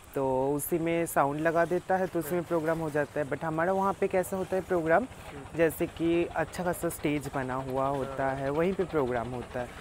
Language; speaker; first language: Hindi; non-native, local second language; Bangla